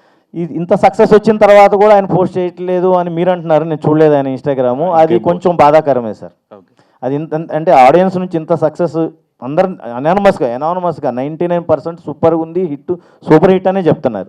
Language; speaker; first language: Telugu; native; Telugu